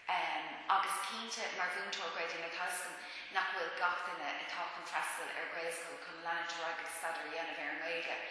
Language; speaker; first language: Irish; non-native, local second language; English